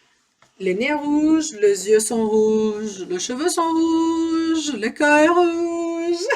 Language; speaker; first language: French; non-native, learner; Portuguese